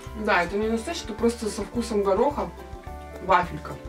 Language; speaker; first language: Russian; native; Russian